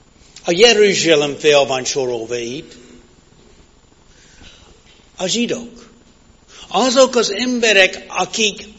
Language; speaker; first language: Hungarian; non-native, fluent; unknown